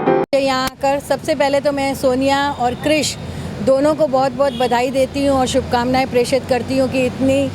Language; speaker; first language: Hindi; native; Hindi